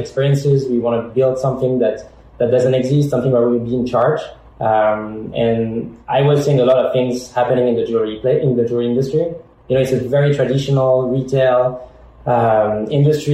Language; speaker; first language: English; non-native, fluent; French